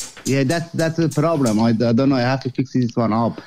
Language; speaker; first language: English; non-native, fluent; Persian